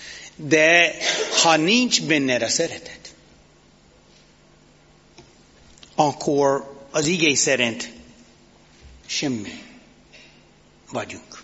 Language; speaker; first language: Hungarian; non-native, fluent; English